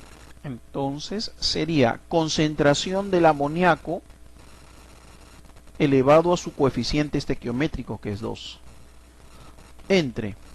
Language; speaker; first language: Spanish; native; Spanish